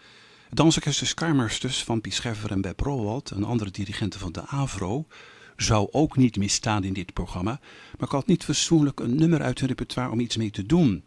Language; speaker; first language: Dutch; native; Dutch